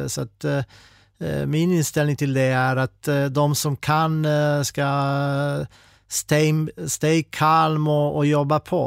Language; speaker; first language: Swedish; non-native, fluent; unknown